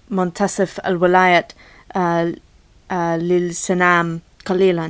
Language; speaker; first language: Arabic; non-native, learner; English